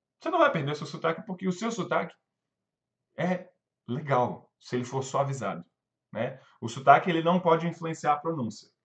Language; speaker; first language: Portuguese; native; Portuguese